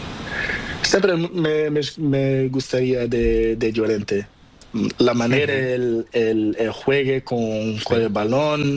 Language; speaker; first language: Spanish; non-native, learner; Portuguese